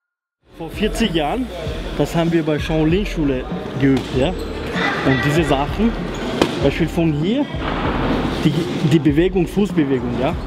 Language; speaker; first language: German; non-native, learner; Armenian